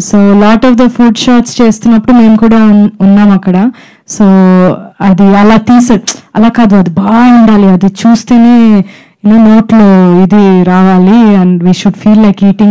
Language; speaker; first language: Telugu; non-native, fluent; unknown